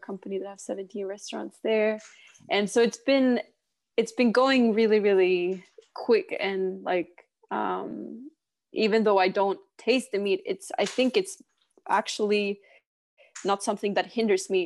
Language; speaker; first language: English; non-native, fluent; Swedish